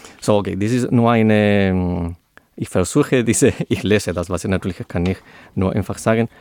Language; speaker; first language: German; non-native, learner; Spanish